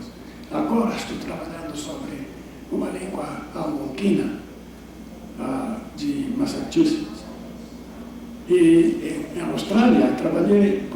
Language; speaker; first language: Portuguese; non-native, fluent; English